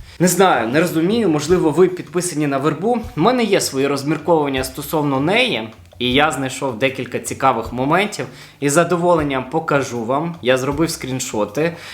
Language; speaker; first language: Ukrainian; non-native, local second language; Russian